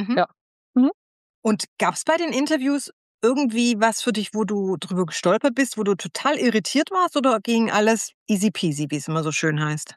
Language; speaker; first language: German; native; German